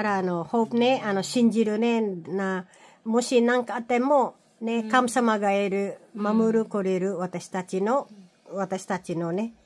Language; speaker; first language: Japanese; non-native, learner; Filipino